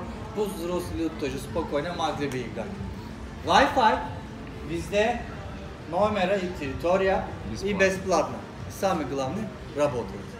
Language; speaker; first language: Russian; non-native, learner; Turkish